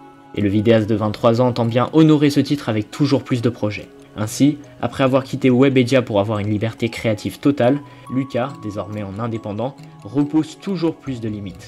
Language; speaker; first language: French; native; French